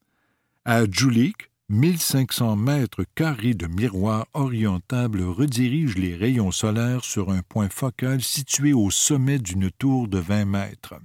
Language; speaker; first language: French; native; French